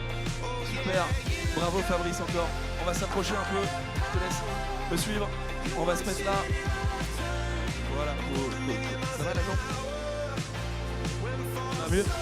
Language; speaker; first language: French; native; French